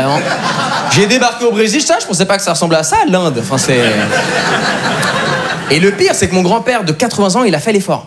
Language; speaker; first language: French; native; French